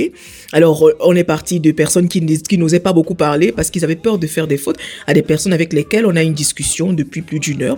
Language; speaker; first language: French; native; French